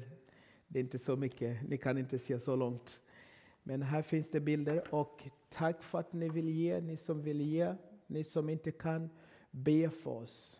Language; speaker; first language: Swedish; non-native, fluent; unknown